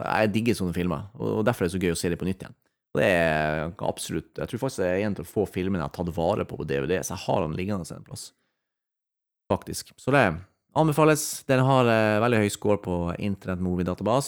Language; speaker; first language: Norwegian; native; Norwegian